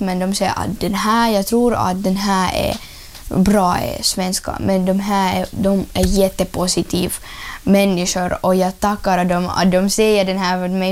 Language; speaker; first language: Swedish; early bilingual, other home language; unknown